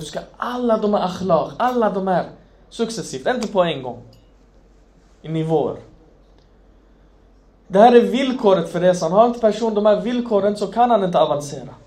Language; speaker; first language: Swedish; non-native, fluent; Arabic